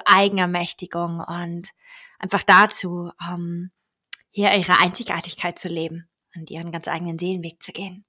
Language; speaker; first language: German; native; German